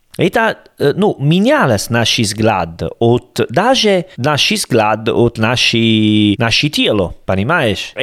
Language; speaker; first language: Russian; non-native, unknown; Italian